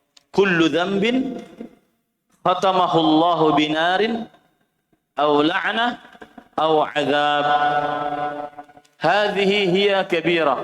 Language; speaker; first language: Arabic; non-native, fluent; Indonesian